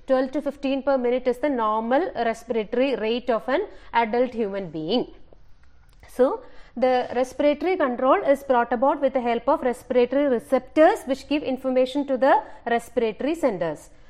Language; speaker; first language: English; non-native, local second language; Malayalam